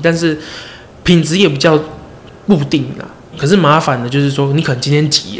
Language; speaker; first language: Chinese; native; Chinese